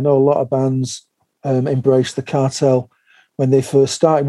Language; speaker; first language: English; native; English